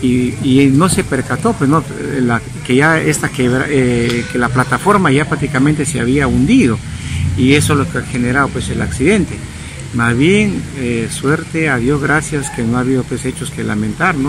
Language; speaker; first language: Spanish; native; Spanish